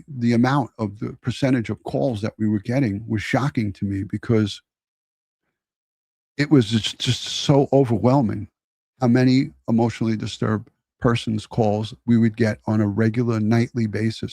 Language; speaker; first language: English; native; English